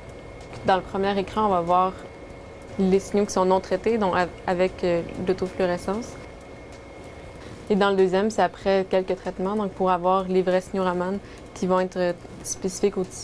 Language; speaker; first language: French; native; French